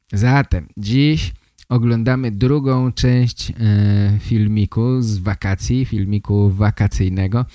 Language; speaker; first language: Polish; native; Polish